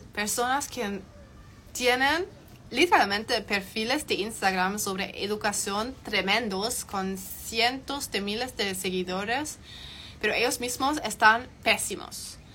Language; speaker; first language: Spanish; non-native, fluent; German